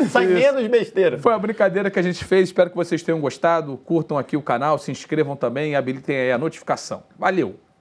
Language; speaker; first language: Portuguese; native; Portuguese